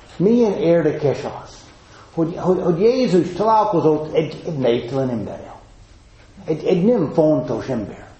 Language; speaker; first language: Hungarian; non-native, fluent; English